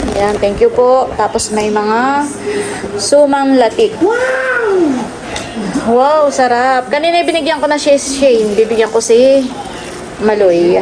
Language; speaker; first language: Filipino; native; Filipino